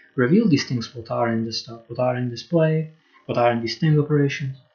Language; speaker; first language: English; non-native, fluent; Lithuanian